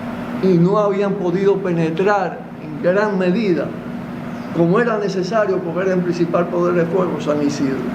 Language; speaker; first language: Spanish; native; Spanish